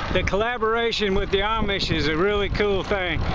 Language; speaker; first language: English; native; English